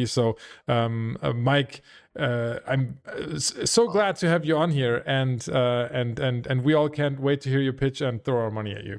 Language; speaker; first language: English; non-native, fluent; German